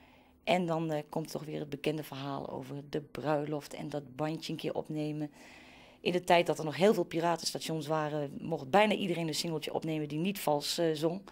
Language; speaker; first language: Dutch; native; Dutch